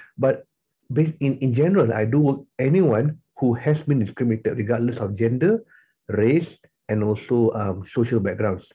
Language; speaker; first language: English; non-native, local second language; Tamil